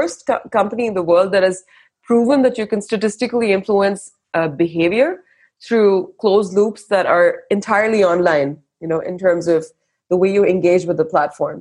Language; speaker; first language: English; non-native, local second language; Hindi